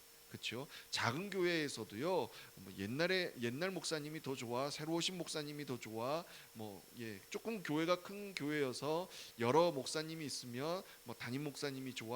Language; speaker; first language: Korean; native; Korean